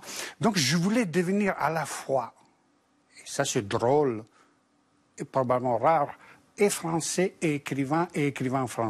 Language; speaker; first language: French; non-native, fluent; Bosnian